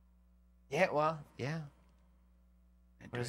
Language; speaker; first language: English; native; English